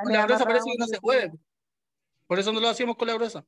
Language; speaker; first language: Spanish; native; Spanish